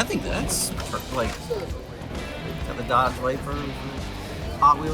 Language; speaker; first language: English; native; English